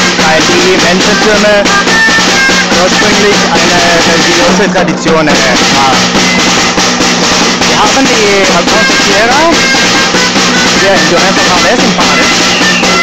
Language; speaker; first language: German; non-native, learner; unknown